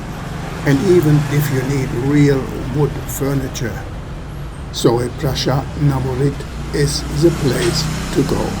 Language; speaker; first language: English; non-native, fluent; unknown